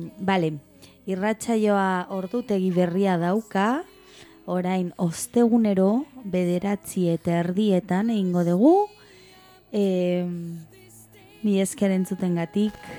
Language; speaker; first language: Basque; non-native, local second language; Spanish